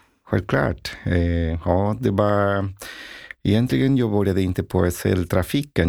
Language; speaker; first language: Swedish; non-native, learner; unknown